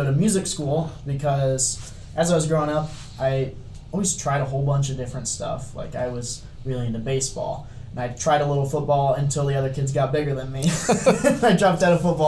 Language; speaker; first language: English; native; English